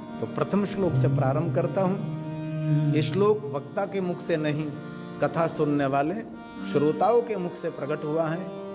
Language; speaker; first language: Hindi; non-native, local second language; Gujarati